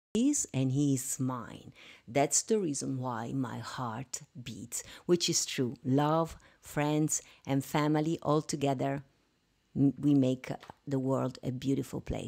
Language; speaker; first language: English; non-native, fluent; Italian